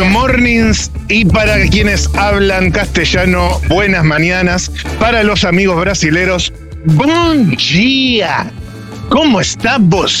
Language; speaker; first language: Spanish; native; Spanish